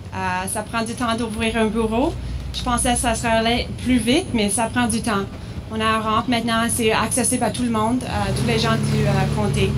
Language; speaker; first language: French; non-native, learner; English